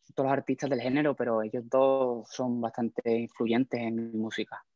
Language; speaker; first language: Spanish; native; Spanish